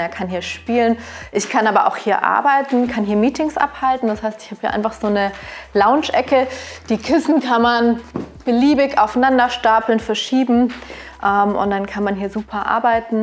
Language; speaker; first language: German; native; German